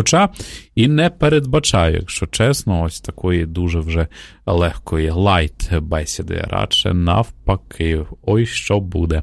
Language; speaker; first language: Ukrainian; native; Ukrainian